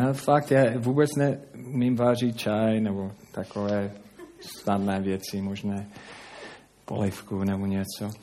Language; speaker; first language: Czech; non-native, fluent; English